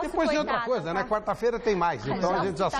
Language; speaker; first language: Portuguese; native; Portuguese